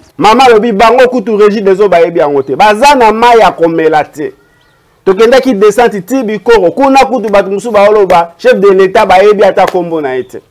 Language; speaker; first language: Lingala; native; Lingala